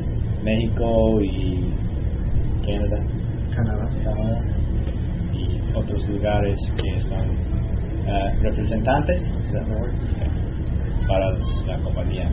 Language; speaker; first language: Spanish; non-native, learner; English